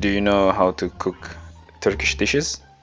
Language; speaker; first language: English; non-native, learner; Swahili